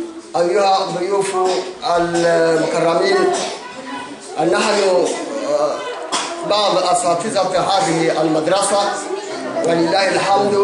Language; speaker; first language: Arabic; non-native, local second language; Comorian